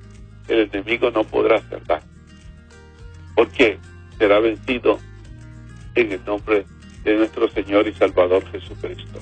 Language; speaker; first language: Spanish; native; Spanish